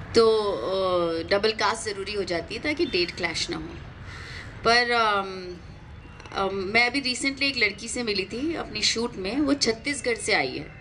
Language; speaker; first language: Hindi; native; Hindi